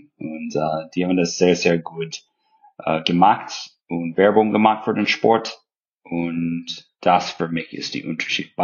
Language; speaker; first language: German; non-native, fluent; English